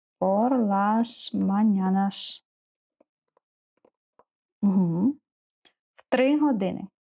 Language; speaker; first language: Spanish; non-native, learner; Ukrainian